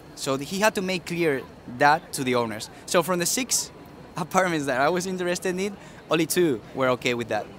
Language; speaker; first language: English; early bilingual, other home language; Spanish